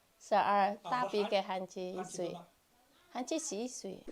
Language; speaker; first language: Chinese; non-native, fluent; Indonesian